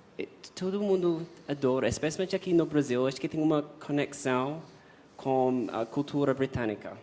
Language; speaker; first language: Portuguese; non-native, fluent; English